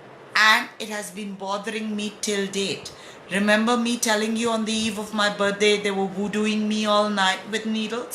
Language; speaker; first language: English; non-native, local second language; Hindi